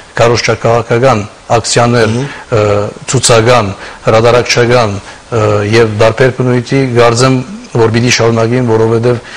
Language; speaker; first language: Armenian; early bilingual, heritage; Armenian